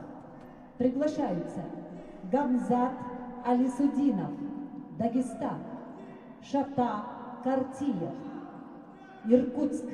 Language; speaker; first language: Russian; native; Russian